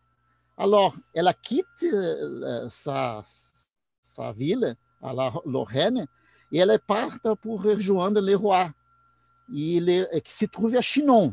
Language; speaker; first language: French; non-native, learner; Portuguese